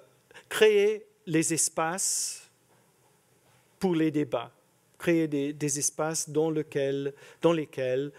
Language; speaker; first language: French; non-native, fluent; English